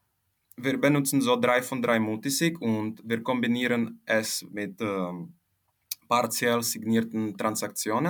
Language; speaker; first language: German; non-native, fluent; Czech